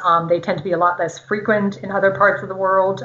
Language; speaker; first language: English; non-native, fluent; German